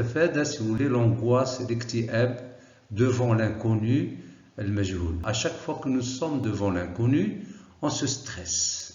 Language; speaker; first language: French; non-native, local second language; Arabic